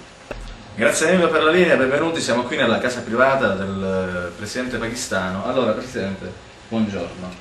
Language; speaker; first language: Italian; native; Italian